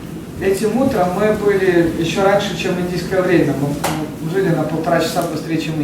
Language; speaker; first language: Russian; native; Russian